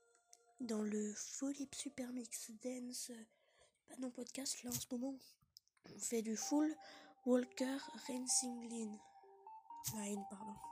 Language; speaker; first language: French; native; French